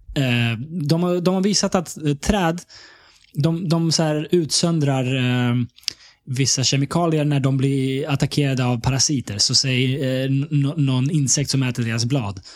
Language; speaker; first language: Swedish; early bilingual, other home language; Bosnian